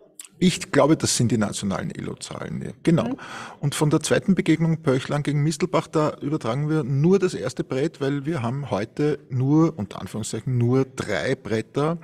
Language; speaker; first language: German; native; German